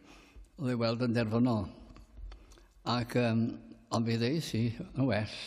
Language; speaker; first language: Welsh; native; Welsh